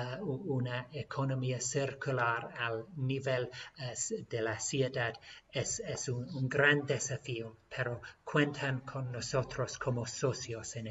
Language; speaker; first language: Spanish; non-native, fluent; English